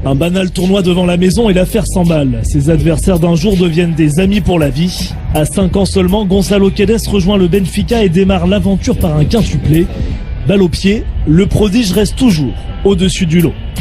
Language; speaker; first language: French; native; French